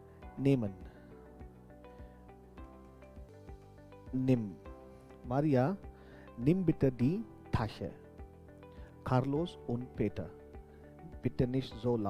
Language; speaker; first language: German; non-native, fluent; Hindi